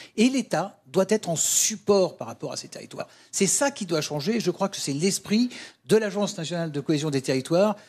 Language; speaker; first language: French; native; French